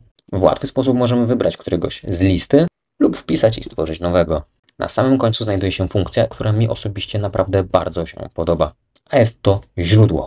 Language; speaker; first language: Polish; native; Polish